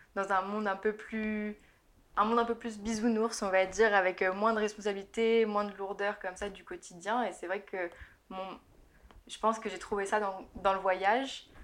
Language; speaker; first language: French; native; French